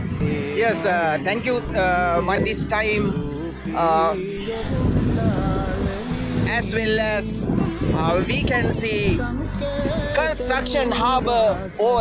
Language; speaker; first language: English; non-native, local second language; Sinhala